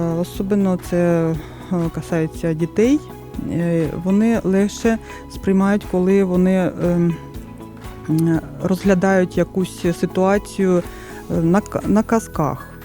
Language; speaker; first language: Ukrainian; non-native, local second language; Russian